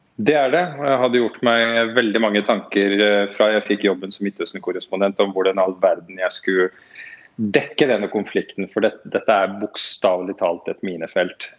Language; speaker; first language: Norwegian; native; Norwegian